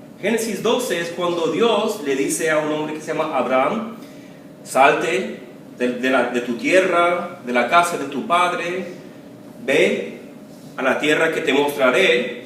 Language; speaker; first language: Spanish; early bilingual, other home language; English